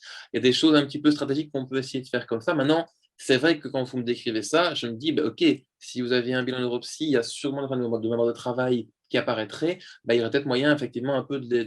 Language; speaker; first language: French; native; French